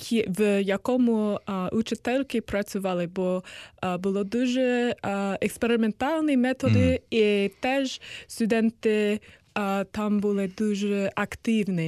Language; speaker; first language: Ukrainian; non-native, learner; English